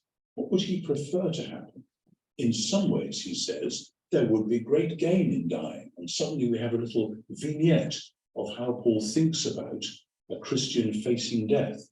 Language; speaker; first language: English; native; English